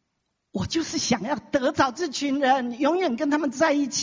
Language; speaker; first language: Chinese; native; Chinese